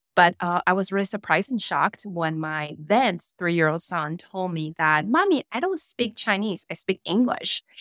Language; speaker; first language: English; non-native, fluent; Chinese